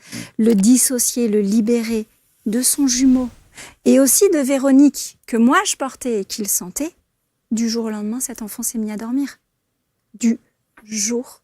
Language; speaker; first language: French; native; French